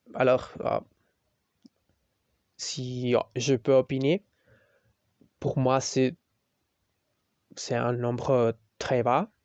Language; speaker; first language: French; non-native, learner; Spanish